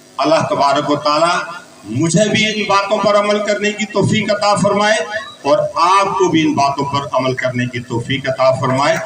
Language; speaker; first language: Urdu; non-native, local second language; Pashto